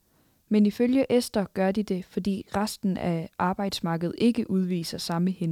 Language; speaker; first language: Danish; native; Danish